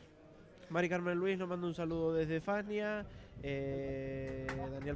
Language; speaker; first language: Spanish; native; Spanish